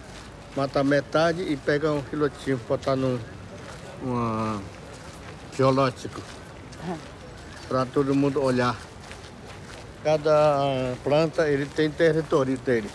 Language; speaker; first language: Portuguese; non-native, local second language; Yanomámi